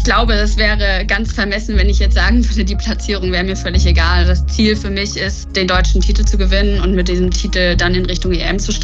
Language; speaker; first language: German; native; German